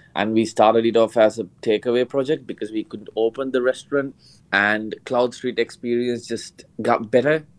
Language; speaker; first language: English; non-native, local second language; Sinhala